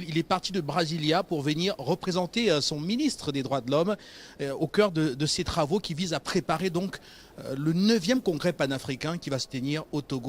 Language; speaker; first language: French; native; French